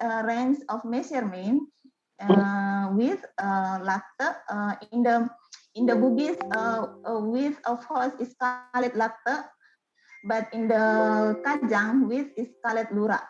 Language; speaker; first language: English; non-native, learner; Indonesian